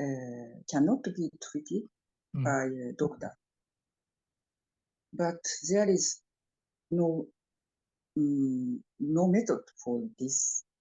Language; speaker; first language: English; non-native, fluent; Japanese